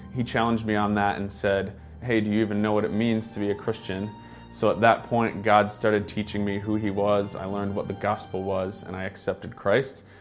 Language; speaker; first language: English; native; English